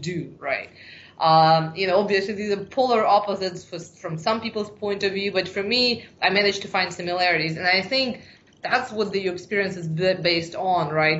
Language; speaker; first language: English; non-native, fluent; Ukrainian